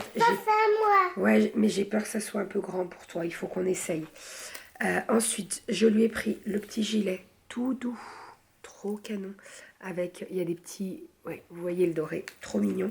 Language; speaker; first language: French; native; French